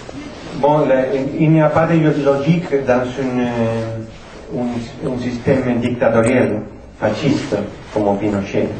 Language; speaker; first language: French; non-native, fluent; Spanish